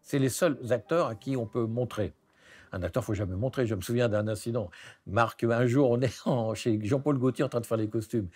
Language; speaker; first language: French; native; French